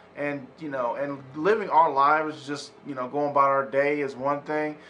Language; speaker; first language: English; native; English